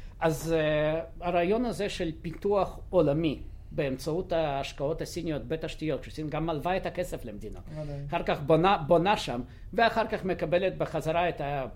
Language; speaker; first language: Hebrew; non-native, fluent; Russian